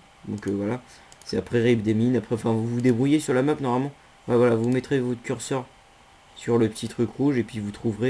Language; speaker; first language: French; native; French